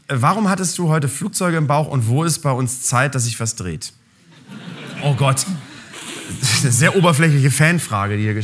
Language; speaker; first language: German; native; German